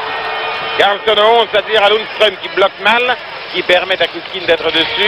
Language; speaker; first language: French; native; French